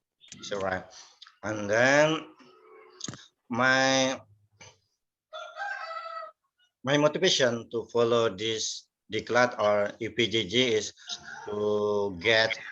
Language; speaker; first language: English; non-native, learner; Banjar